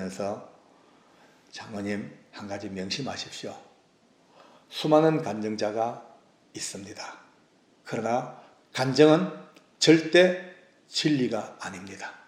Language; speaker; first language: Korean; native; Korean